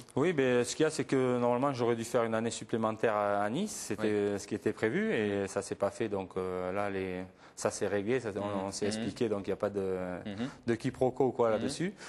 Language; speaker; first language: French; native; French